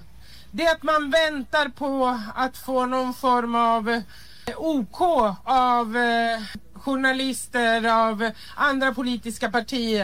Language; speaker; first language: Swedish; early bilingual, other home language; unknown